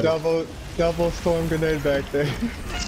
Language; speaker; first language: English; native; English